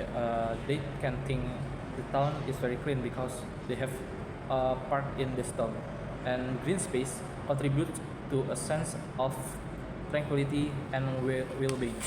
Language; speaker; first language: English; non-native, learner; Indonesian